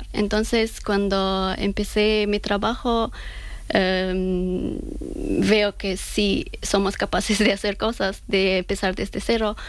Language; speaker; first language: Spanish; non-native, fluent; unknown